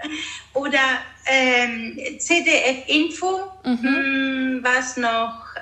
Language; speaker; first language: German; early bilingual, other home language; Greek